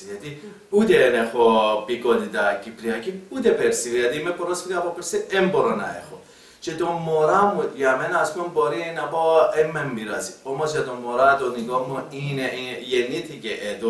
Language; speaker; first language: Greek; non-native, learner; Persian